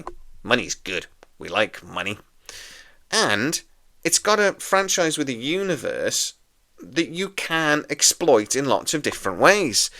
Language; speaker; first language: English; native; English